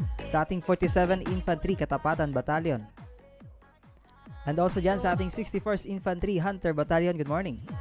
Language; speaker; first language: English; non-native, local second language; Filipino